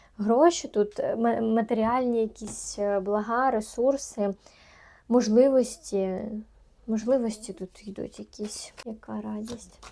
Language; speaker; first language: Ukrainian; native; Ukrainian